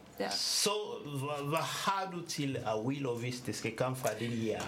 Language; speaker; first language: Danish; non-native, fluent; French